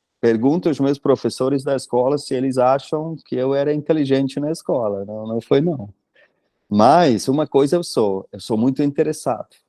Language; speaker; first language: Portuguese; non-native, fluent; German